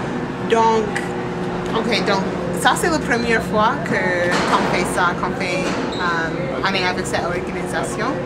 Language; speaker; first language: French; non-native, fluent; English